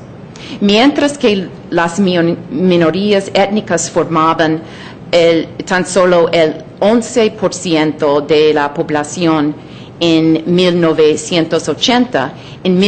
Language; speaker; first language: Spanish; non-native, fluent; English